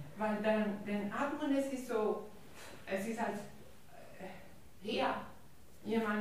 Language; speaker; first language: German; non-native, learner; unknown